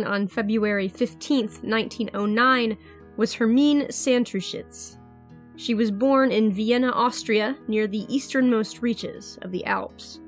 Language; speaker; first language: English; native; English